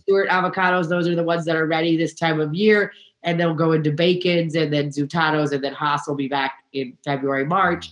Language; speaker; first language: English; native; English